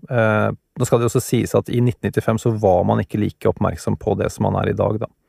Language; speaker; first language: Norwegian; native; Norwegian